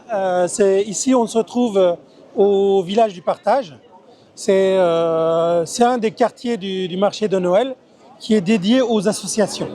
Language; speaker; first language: French; early bilingual, other home language; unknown